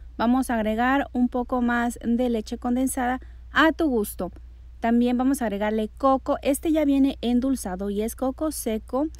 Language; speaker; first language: Spanish; native; Spanish